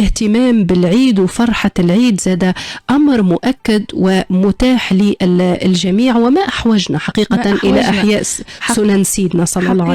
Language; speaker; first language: Arabic; native; Arabic